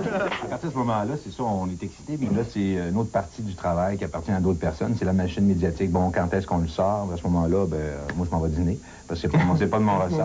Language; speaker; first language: French; native; French